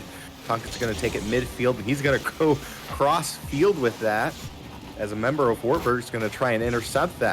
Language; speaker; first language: English; native; English